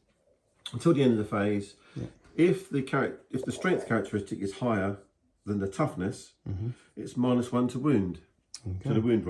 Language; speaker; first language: English; native; English